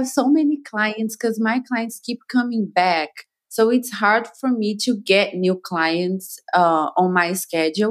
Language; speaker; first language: English; non-native, fluent; Portuguese